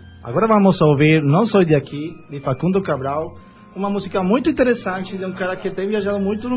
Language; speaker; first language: Portuguese; non-native, fluent; Spanish